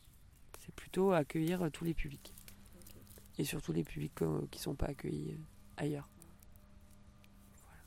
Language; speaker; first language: French; native; French